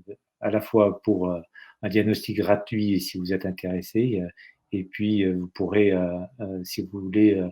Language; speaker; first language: French; native; French